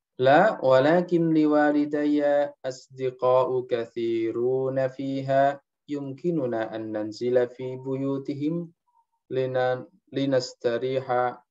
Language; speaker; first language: Arabic; non-native, fluent; Indonesian